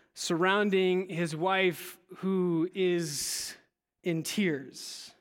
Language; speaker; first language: English; native; English